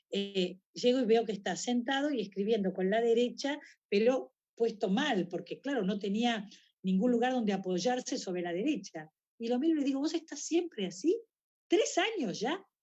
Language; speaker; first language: Spanish; native; Spanish